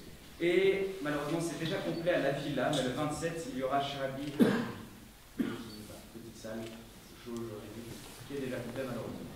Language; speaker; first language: French; native; French